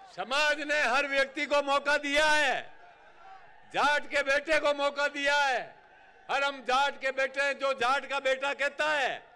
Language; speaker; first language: Hindi; native; Hindi